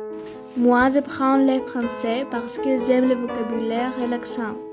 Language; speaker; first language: French; non-native, learner; Greek